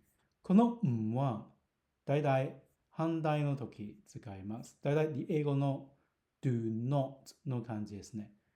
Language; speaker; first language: Japanese; non-native, fluent; Cantonese